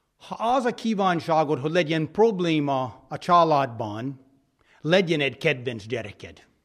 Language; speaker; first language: Hungarian; non-native, fluent; English